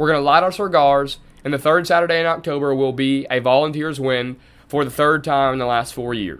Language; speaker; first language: English; native; English